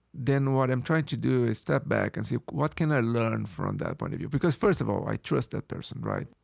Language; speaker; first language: English; non-native, fluent; Portuguese